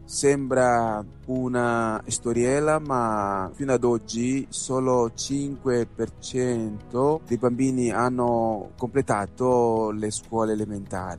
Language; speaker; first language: Italian; non-native, fluent; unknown